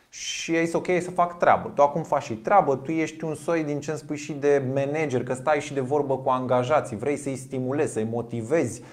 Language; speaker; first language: Romanian; native; Romanian